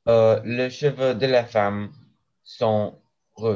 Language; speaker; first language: French; non-native, learner; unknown